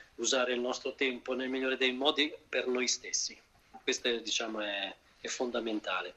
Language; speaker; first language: Italian; native; Italian